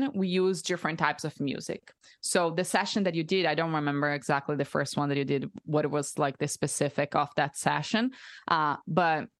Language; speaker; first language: English; non-native, fluent; Portuguese